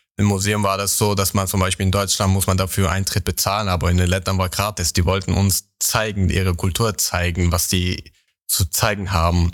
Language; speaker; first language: German; early bilingual, other home language; Persian